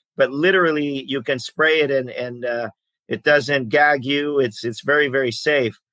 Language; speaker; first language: English; early bilingual, other home language; Greek